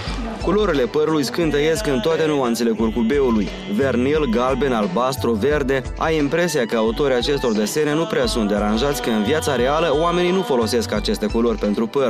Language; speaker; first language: Romanian; native; Romanian